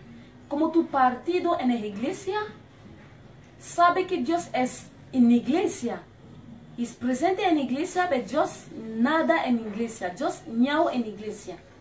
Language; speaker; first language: Spanish; non-native, learner; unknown